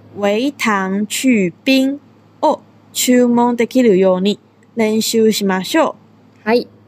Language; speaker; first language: Japanese; non-native, fluent; Chinese